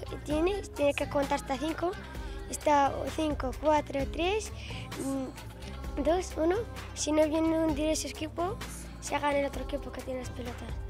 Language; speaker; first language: Spanish; non-native, learner; Arabic